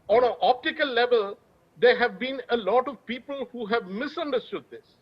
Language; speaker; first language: English; non-native, local second language; Malayalam